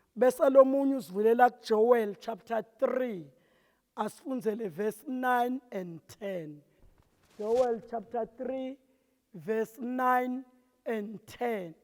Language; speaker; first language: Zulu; non-native, local second language; Swati